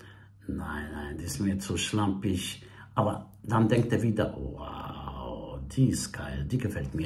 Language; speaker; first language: German; non-native, fluent; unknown